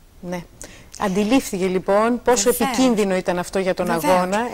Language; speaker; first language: Greek; native; Greek